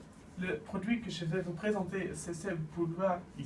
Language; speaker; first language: French; non-native, learner; Dutch